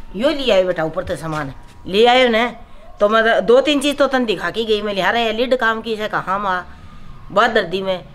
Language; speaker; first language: Hindi; native; Hindi